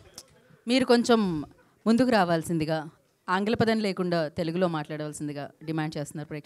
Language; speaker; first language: Telugu; native; Telugu